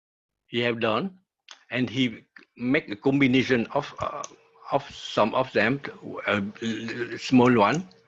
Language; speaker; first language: English; non-native, learner; Vietnamese